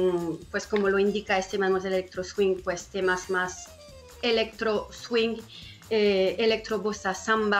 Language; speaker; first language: Spanish; non-native, fluent; French